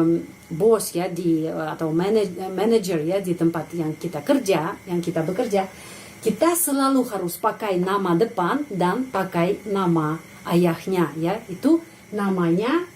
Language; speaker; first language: Indonesian; non-native, fluent; Russian